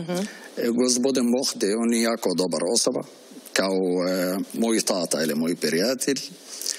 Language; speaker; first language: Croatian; non-native, learner; Arabic